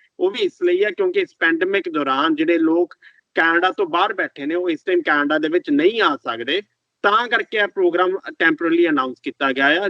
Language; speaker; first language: Punjabi; early bilingual, heritage; Punjabi